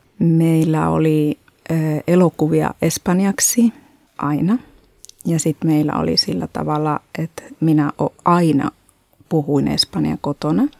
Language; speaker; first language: Finnish; non-native, fluent; Spanish